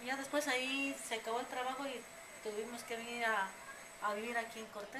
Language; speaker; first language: Spanish; native; Spanish